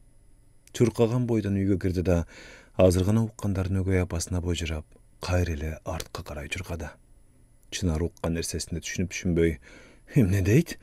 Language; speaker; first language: Kyrgyz; native; Kyrgyz